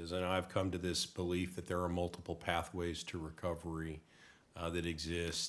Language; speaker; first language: English; native; English